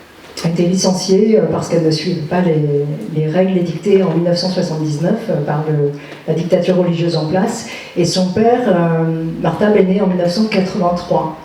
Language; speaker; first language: French; native; French